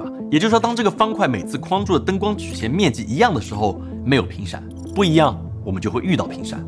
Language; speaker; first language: Chinese; native; Chinese